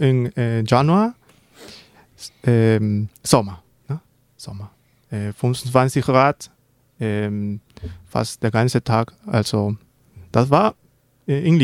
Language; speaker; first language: German; non-native, learner; Spanish